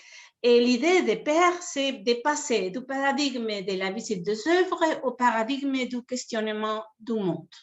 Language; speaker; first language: French; non-native, fluent; Spanish